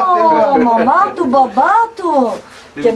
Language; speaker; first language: Greek; non-native, learner; Bulgarian